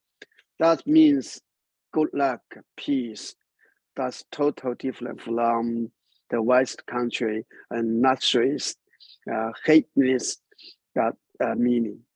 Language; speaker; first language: English; non-native, learner; Chinese